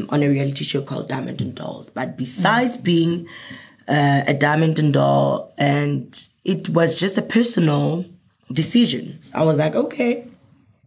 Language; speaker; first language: English; non-native, local second language; Southern Sotho